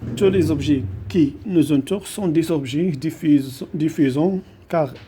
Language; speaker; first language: French; non-native, local second language; Arabic